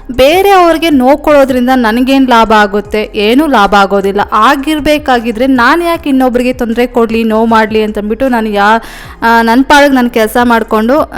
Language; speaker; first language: Kannada; non-native, local second language; Telugu